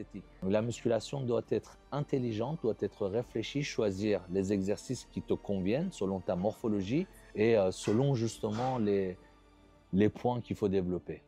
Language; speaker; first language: French; native; French